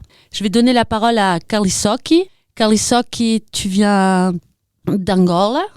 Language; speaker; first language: French; native; French